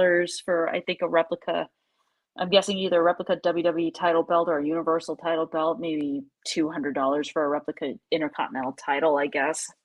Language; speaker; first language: English; native; English